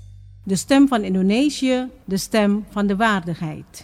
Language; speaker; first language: Dutch; non-native, fluent; Indonesian